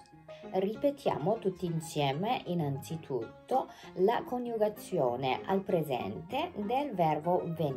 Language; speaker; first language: Italian; non-native, fluent; Japanese